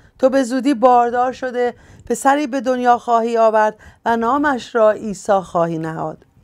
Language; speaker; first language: Persian; native; Persian